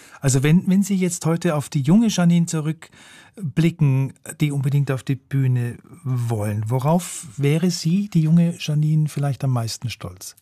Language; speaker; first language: German; native; German